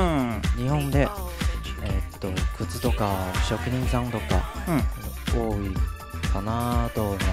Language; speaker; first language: Japanese; non-native, fluent; Chinese